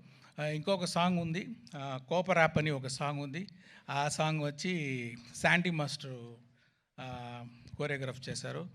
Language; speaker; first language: Telugu; non-native, fluent; Tamil